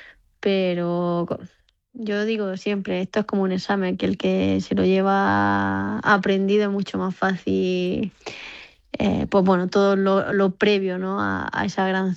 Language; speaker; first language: Spanish; native; Spanish